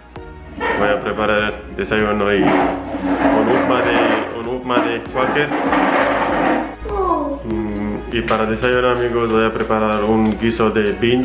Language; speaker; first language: Spanish; non-native, learner; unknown